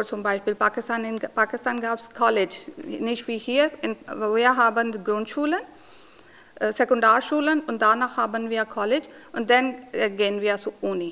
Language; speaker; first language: German; non-native, learner; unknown